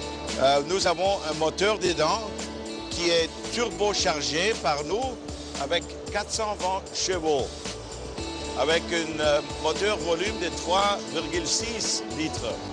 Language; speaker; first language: French; non-native, fluent; German